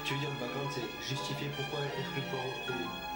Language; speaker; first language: French; native; French